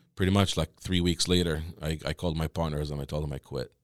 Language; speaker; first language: English; non-native, fluent; Arabic